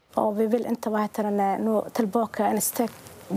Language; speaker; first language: Swedish; non-native, fluent; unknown